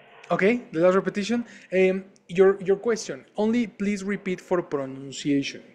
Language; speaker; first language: English; non-native, fluent; Spanish